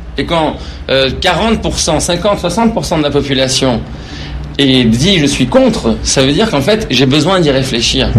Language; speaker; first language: French; non-native, fluent; Persian